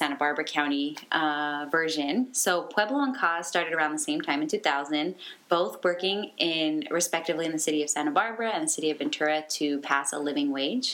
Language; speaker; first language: English; native; English